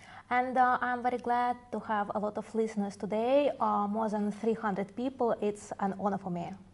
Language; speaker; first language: English; non-native, fluent; Russian